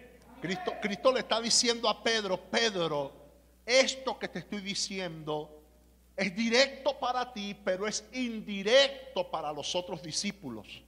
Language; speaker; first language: Spanish; native; Spanish